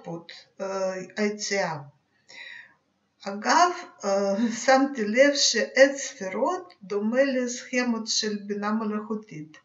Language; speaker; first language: Hebrew; non-native, fluent; Russian